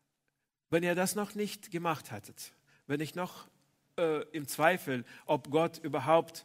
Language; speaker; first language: German; non-native, fluent; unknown